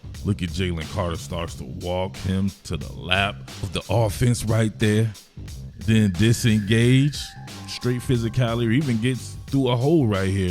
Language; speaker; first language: English; native; English